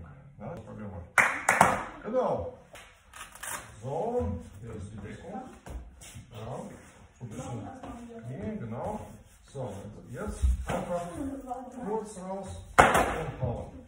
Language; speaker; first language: German; non-native, fluent; Russian